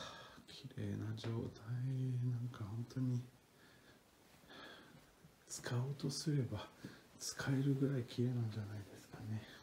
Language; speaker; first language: Japanese; non-native, fluent; French